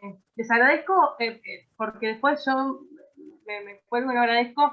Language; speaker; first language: Spanish; native; Spanish